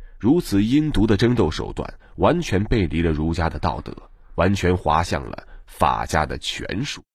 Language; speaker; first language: Chinese; native; Chinese